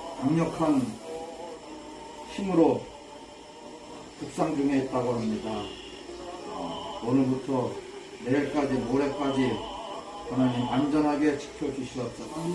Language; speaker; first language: Korean; native; Korean